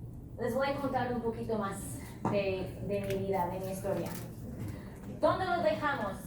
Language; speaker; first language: Spanish; non-native, fluent; English